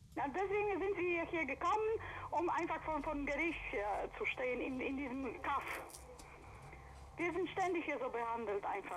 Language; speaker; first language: German; non-native, fluent; Polish